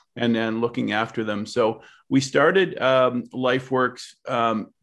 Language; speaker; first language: English; native; English